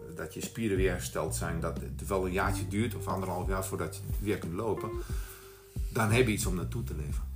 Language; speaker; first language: Dutch; non-native, fluent; Bosnian